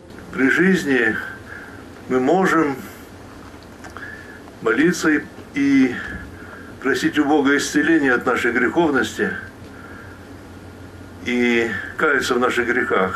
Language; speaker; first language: Russian; early bilingual, heritage; Russian